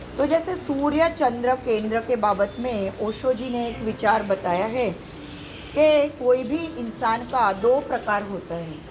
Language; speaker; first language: Hindi; non-native, local second language; Marathi